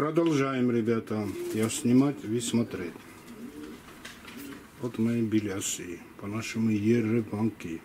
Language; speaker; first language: Russian; non-native, local second language; Georgian